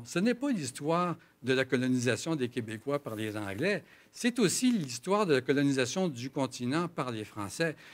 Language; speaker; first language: French; native; French